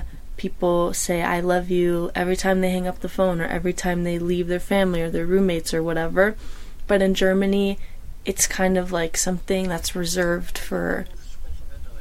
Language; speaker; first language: English; non-native, local second language; German